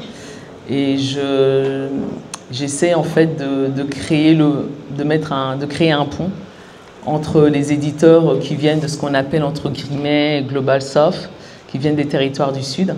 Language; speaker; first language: French; native; French